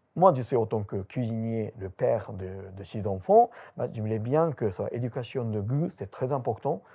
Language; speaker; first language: French; non-native, learner; Japanese